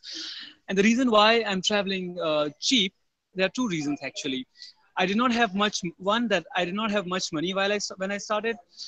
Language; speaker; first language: English; non-native, local second language; Hindi